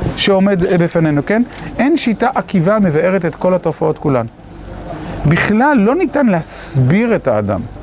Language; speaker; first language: Hebrew; native; Hebrew